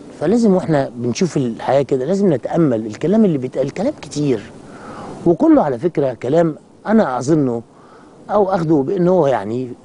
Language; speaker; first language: Arabic; native; Arabic